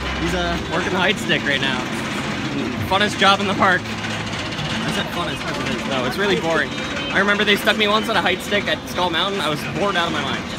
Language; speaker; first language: English; native; English